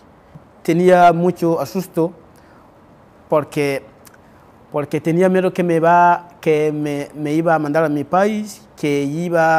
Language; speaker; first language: Spanish; non-native, fluent; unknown